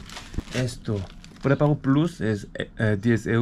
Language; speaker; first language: Spanish; non-native, learner; Korean